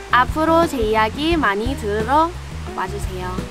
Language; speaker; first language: Korean; non-native, fluent; English